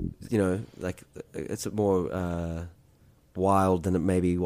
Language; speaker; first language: English; native; English